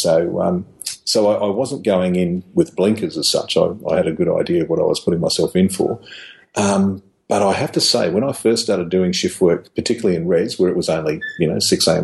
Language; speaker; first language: English; native; English